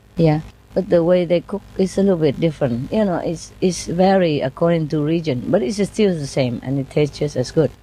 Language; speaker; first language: English; non-native, fluent; Vietnamese